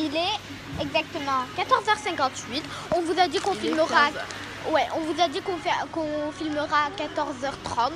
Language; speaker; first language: French; native; French